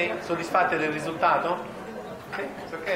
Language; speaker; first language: Italian; native; Italian